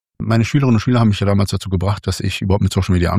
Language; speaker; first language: German; native; German